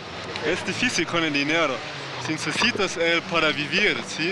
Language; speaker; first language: Spanish; non-native, fluent; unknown